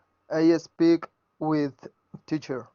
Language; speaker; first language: English; non-native, learner; Spanish